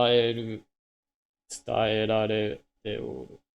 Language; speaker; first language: Japanese; non-native, learner; English